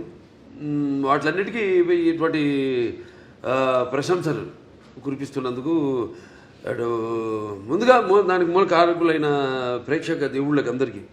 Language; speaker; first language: Telugu; native; Telugu